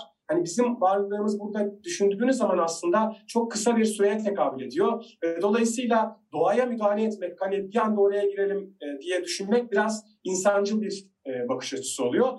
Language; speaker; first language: Turkish; native; Turkish